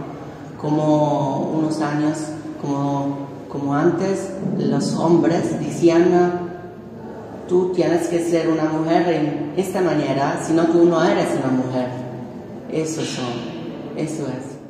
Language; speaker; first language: Spanish; non-native, fluent; Italian